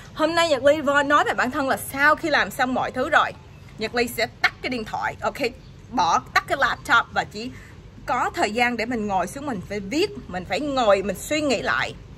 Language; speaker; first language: Vietnamese; early bilingual, heritage; Vietnamese